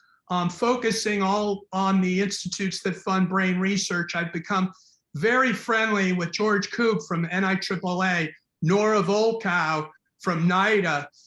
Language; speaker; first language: English; native; English